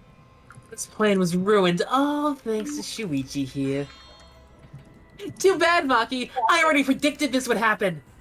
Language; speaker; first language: English; native; English